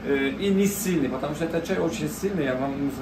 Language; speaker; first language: Russian; non-native, learner; Turkish